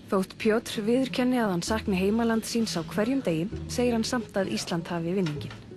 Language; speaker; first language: Icelandic; native; Icelandic